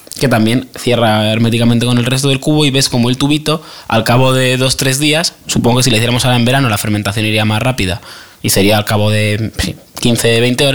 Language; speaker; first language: Spanish; native; Spanish